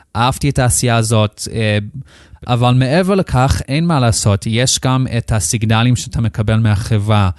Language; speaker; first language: Hebrew; non-native, fluent; English